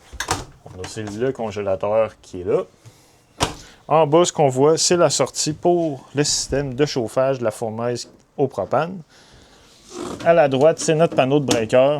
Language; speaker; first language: French; native; French